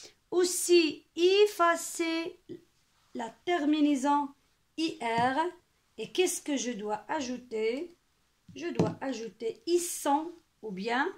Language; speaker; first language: French; non-native, local second language; Arabic